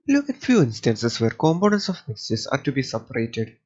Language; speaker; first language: English; non-native, local second language; Malayalam